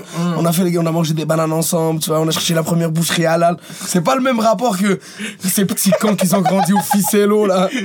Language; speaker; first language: French; early bilingual, other home language; Arabic